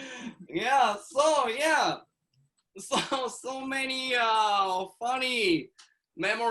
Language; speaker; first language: English; non-native, learner; Japanese